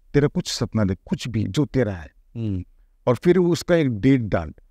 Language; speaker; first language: Hindi; non-native, local second language; Marathi